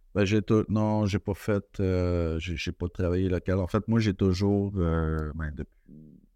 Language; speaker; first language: French; native; French